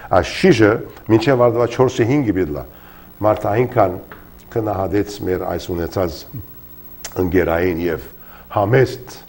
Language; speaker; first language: Armenian; early bilingual, heritage; Armenian